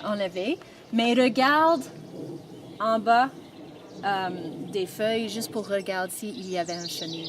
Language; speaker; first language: French; non-native, local second language; English